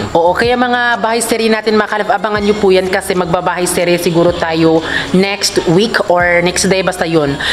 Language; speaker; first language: Filipino; non-native, local second language; Cebuano